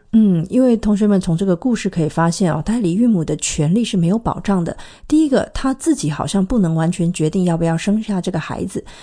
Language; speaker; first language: Chinese; native; Chinese